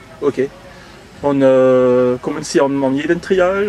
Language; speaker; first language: German; non-native, learner; French